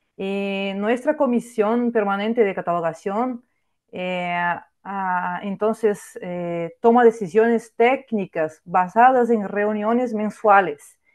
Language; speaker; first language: Spanish; non-native, fluent; Portuguese